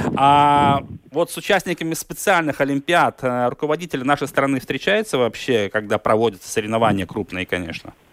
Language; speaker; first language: Russian; native; Russian